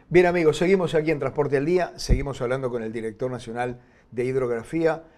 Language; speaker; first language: Spanish; native; Spanish